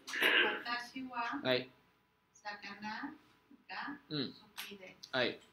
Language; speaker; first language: Japanese; non-native, learner; Spanish